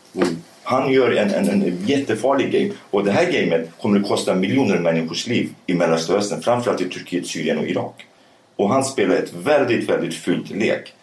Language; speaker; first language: Swedish; early bilingual, other home language; Kurdish